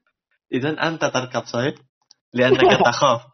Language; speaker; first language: Arabic; non-native, fluent; Indonesian